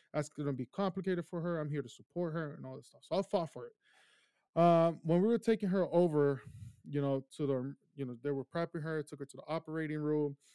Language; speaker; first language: English; early bilingual, other home language; Spanish